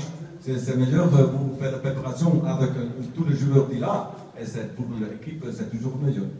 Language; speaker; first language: French; non-native, learner; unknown